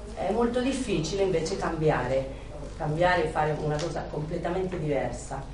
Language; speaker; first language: Italian; non-native, fluent; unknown